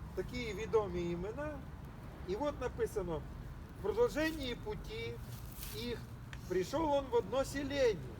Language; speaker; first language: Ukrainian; non-native, local second language; Russian